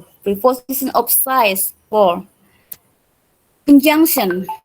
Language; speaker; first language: English; non-native, learner; Indonesian